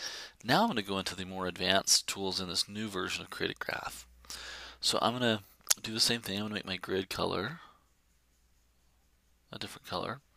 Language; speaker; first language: English; native; English